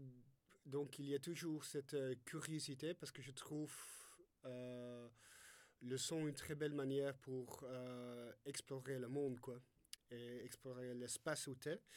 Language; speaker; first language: French; non-native, fluent; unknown